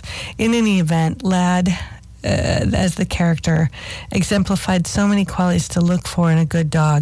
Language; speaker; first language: English; native; English